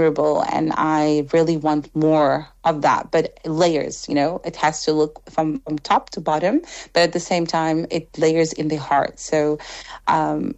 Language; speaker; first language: English; non-native, fluent; Arabic